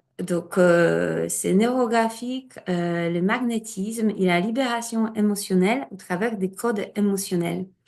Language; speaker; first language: French; non-native, fluent; Polish